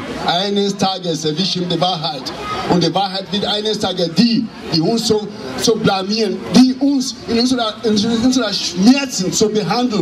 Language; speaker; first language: German; non-native, fluent; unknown